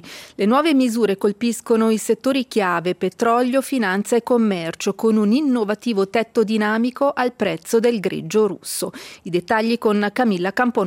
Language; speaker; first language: Italian; native; Italian